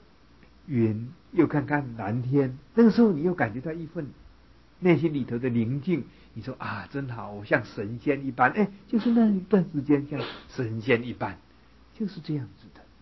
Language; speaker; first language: Chinese; native; Chinese